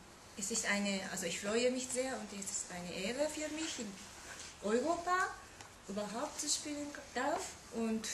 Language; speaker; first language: German; non-native, fluent; Japanese